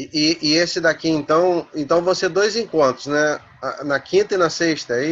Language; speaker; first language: Portuguese; native; Portuguese